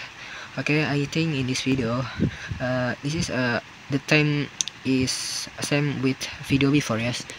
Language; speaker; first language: English; non-native, learner; Indonesian